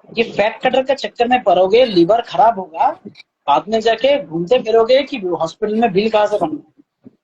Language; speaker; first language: Hindi; non-native, local second language; Bangla